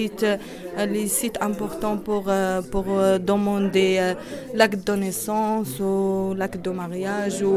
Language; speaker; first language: French; non-native, learner; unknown